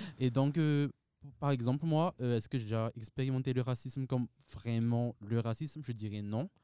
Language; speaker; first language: French; non-native, local second language; Malagasy